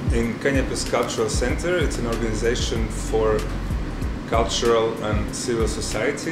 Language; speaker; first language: English; non-native, fluent; Latvian